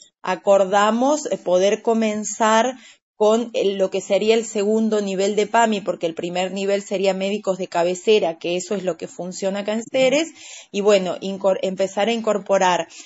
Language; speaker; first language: Spanish; native; Spanish